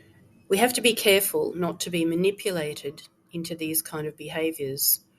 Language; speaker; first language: English; native; English